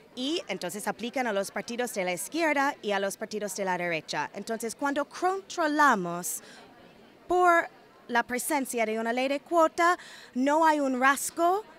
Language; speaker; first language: Spanish; non-native, fluent; English